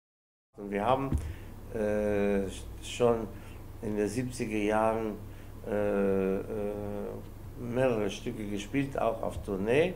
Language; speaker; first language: German; non-native, fluent; Spanish